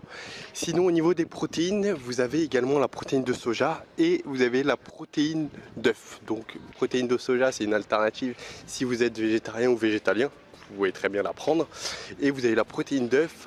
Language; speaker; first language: French; native; French